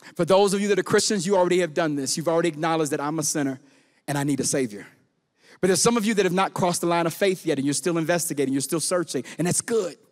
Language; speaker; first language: English; native; English